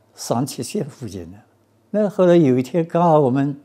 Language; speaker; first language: Chinese; native; Chinese